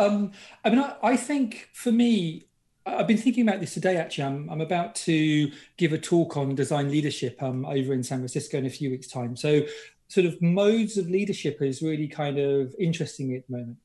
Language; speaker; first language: English; native; English